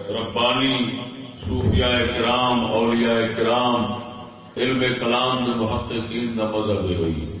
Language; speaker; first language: Urdu; non-native, local second language; Punjabi